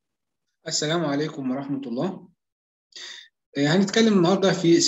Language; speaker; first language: Arabic; native; Arabic